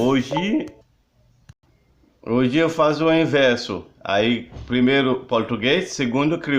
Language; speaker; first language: Portuguese; non-native, learner; Haitian Creole